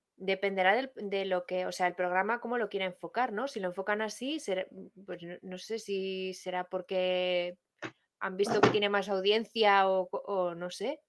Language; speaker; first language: Spanish; native; Spanish